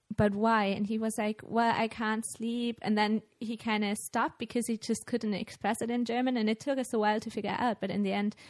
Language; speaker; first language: English; non-native, fluent; German